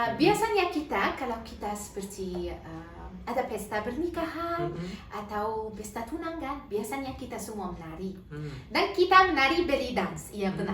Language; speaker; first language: Indonesian; non-native, learner; Arabic